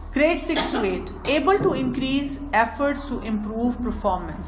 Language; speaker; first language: English; non-native, local second language; Urdu